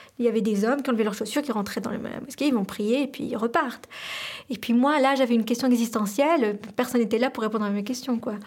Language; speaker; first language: French; non-native, local second language; Arabic